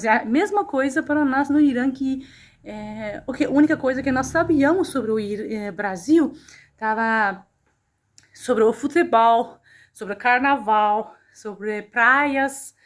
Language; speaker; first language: Portuguese; non-native, fluent; Persian